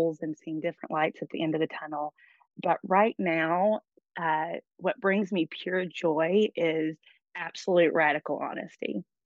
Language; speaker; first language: English; native; English